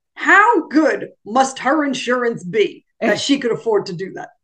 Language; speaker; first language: English; early bilingual, other home language; Italian